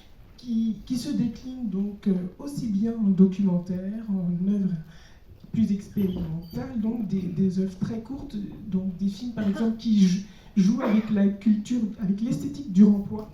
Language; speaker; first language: French; native; French